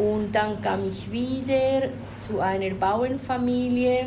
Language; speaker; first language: German; non-native, fluent; Spanish